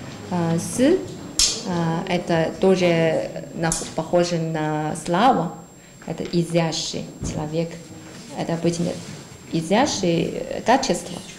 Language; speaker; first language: Russian; non-native, learner; Chinese